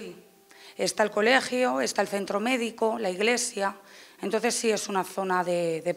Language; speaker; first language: Spanish; native; Spanish